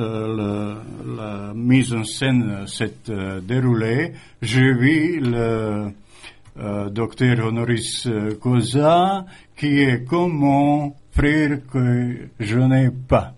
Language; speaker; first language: French; non-native, fluent; Croatian